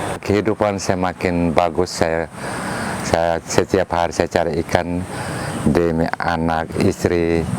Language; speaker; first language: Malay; non-native, local second language; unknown